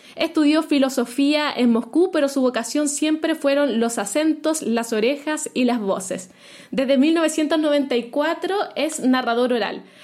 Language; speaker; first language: Spanish; native; Spanish